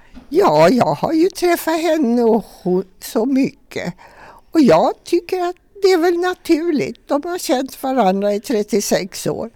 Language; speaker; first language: Swedish; native; Swedish